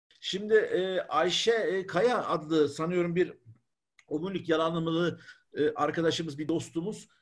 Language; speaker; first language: Turkish; native; Turkish